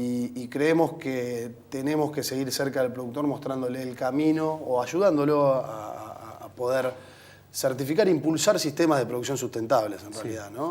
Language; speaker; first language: Spanish; native; Spanish